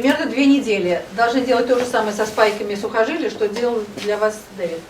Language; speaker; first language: Russian; native; Russian